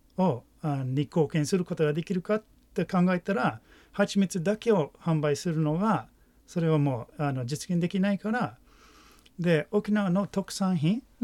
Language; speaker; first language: Japanese; non-native, fluent; English